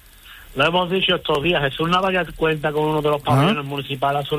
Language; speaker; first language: Spanish; native; Spanish